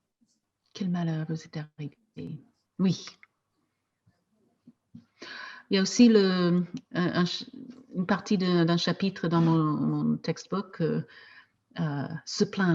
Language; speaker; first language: French; non-native, fluent; English